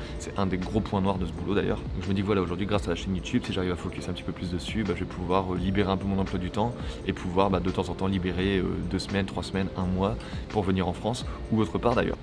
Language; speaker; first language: French; native; French